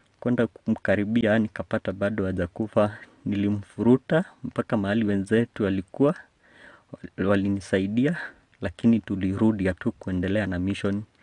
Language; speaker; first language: Swahili; non-native, local second language; Kamba